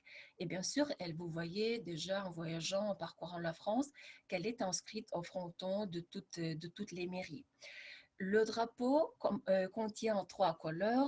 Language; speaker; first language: French; non-native, fluent; Lithuanian